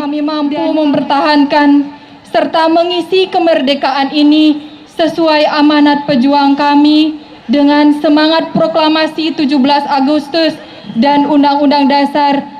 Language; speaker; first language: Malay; non-native, local second language; Balinese